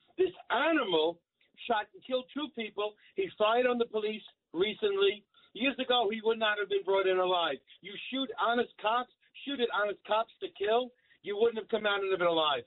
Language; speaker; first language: English; early bilingual, other home language; Italian